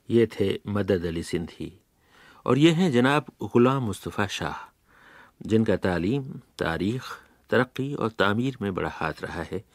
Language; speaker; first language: Urdu; native; Urdu